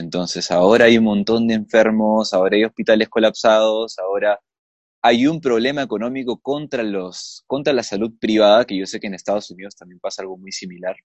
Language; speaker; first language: Spanish; native; Spanish